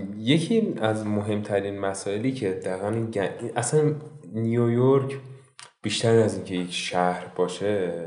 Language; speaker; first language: Persian; native; Persian